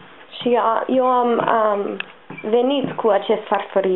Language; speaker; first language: Romanian; non-native, learner; English